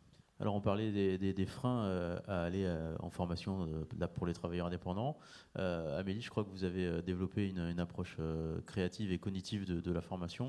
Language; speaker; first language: French; native; French